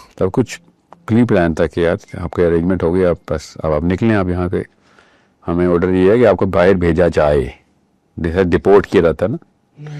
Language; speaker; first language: Urdu; early bilingual, heritage; Urdu